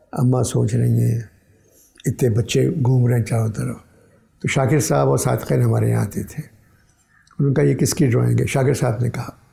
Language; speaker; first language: Urdu; native; Urdu